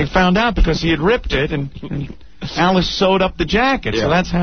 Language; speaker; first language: English; native; English